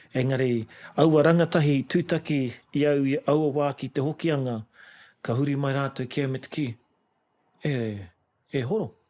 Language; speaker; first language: Māori; non-native, local second language; English